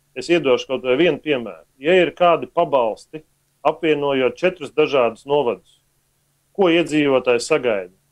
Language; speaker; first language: Latvian; native; Latvian